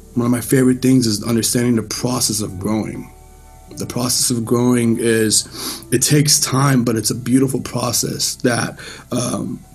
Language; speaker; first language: English; early bilingual, other home language; Persian